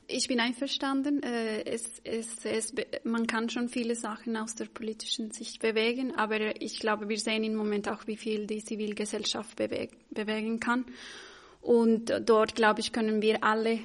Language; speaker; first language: German; non-native, fluent; Spanish